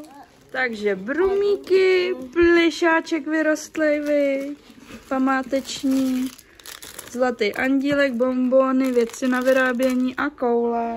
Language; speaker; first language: Czech; native; Czech